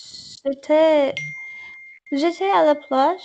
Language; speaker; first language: French; non-native, learner; English